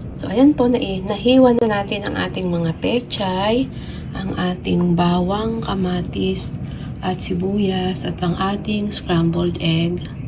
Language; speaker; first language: Filipino; native; Filipino